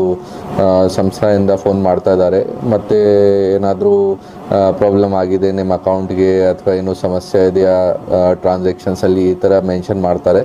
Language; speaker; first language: Kannada; non-native, local second language; Hindi